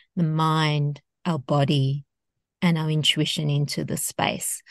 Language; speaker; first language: English; native; English